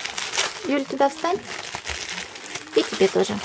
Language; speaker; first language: Russian; native; Russian